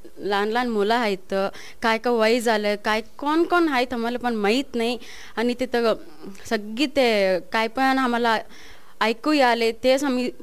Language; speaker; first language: Marathi; non-native, local second language; Kannada